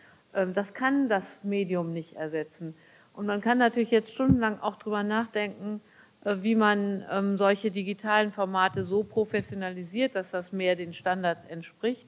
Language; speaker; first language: German; native; German